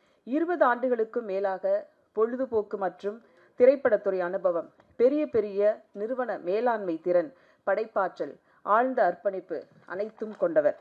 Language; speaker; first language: Tamil; native; Tamil